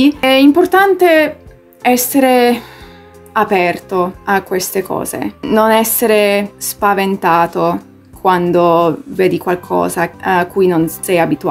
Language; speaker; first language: Italian; early bilingual, heritage; English